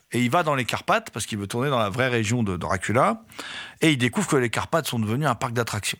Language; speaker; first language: French; native; French